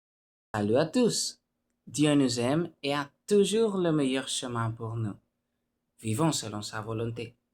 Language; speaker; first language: French; non-native, learner; Spanish